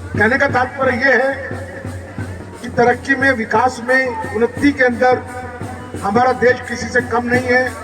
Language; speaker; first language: Hindi; native; Hindi